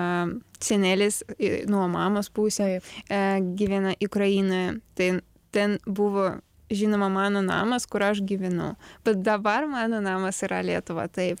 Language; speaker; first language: Lithuanian; non-native, learner; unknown